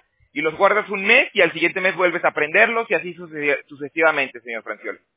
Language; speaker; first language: Spanish; native; Spanish